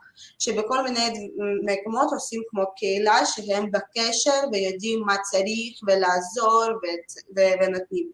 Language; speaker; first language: Hebrew; non-native, learner; Russian